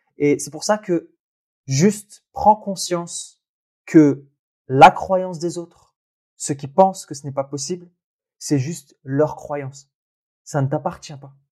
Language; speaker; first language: French; early bilingual, other home language; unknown